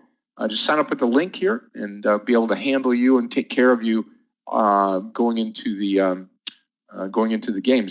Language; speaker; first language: English; native; English